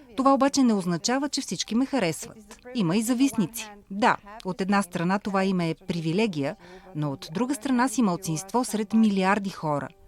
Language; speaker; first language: Bulgarian; early bilingual, heritage; Bulgarian